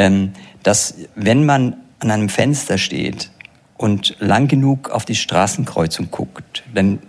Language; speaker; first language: German; native; German